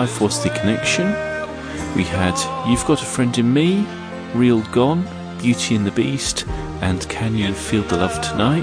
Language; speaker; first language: English; native; English